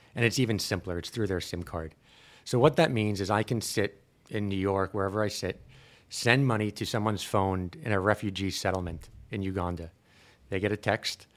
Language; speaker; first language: English; native; English